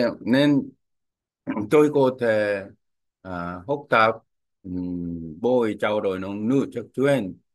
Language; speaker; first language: Vietnamese; non-native, learner; Korean